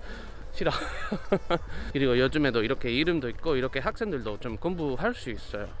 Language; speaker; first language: Korean; non-native, learner; Spanish